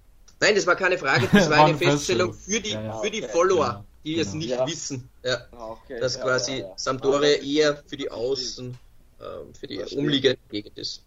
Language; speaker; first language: German; native; German